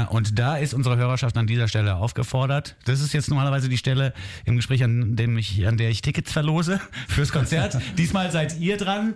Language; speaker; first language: German; native; German